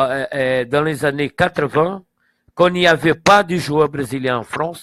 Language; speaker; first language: French; non-native, fluent; Portuguese